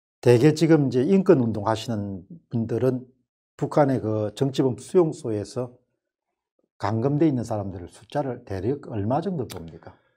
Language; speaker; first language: Korean; native; Korean